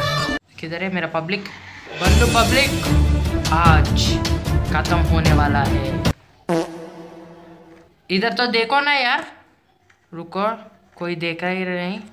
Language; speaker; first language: Hindi; native; Hindi